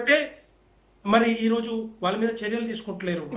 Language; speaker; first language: Telugu; native; Telugu